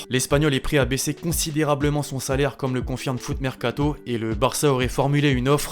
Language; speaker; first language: French; native; French